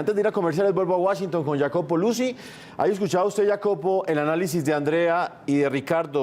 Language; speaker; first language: Spanish; native; Spanish